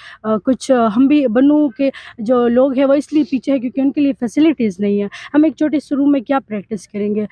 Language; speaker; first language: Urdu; non-native, local second language; Pashto